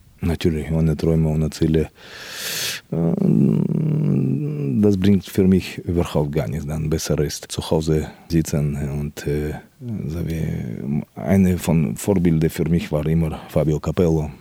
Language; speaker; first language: German; non-native, fluent; Russian